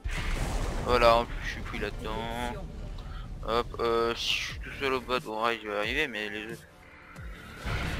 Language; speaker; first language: French; native; French